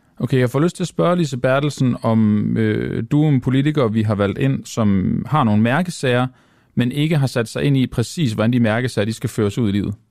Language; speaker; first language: Danish; native; Danish